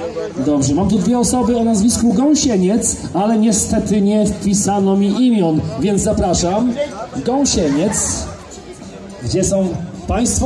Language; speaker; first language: Polish; native; Polish